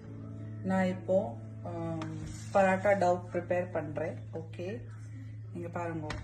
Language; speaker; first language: Tamil; non-native, local second language; Urdu